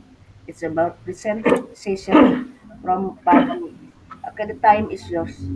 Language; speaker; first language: English; non-native, fluent; Indonesian